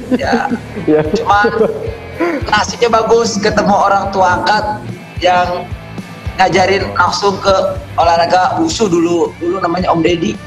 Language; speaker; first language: Indonesian; native; Indonesian